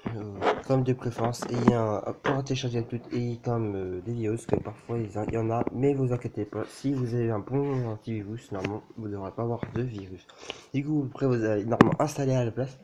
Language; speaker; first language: French; native; French